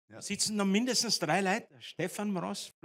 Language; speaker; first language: German; native; German